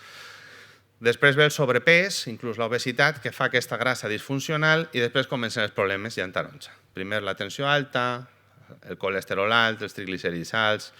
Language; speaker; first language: Catalan; native; Catalan